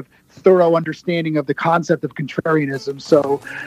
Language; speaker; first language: English; native; English